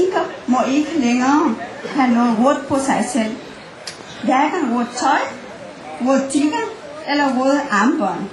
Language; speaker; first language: Danish; non-native, fluent; Nepali